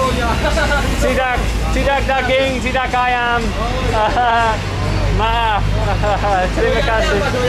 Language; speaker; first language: Indonesian; non-native, learner; English